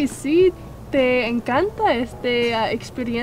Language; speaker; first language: Spanish; non-native, learner; English